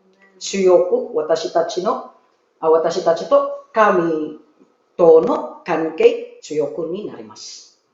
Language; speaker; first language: Japanese; non-native, learner; Filipino